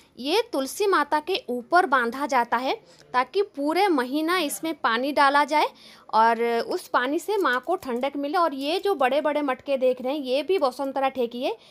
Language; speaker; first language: Hindi; non-native, local second language; Bangla